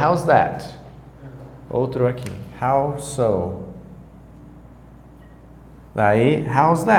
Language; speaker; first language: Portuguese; non-native, fluent; English